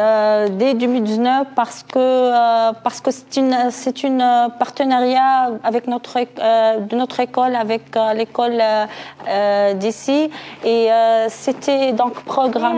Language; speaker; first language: French; non-native, local second language; Arabic